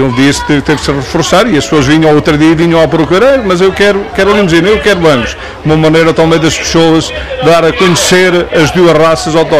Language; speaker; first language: Portuguese; native; Portuguese